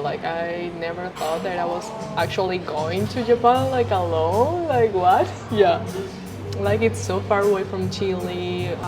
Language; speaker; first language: English; non-native, fluent; Spanish